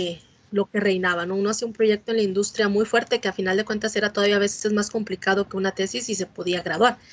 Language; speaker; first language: Spanish; native; Spanish